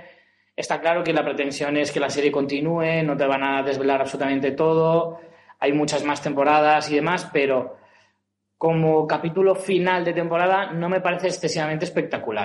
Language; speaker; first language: Spanish; native; Spanish